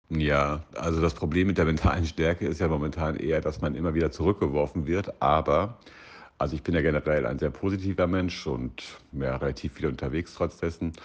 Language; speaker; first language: German; native; German